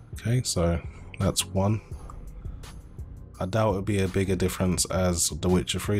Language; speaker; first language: English; native; English